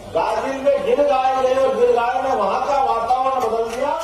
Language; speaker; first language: Hindi; native; Hindi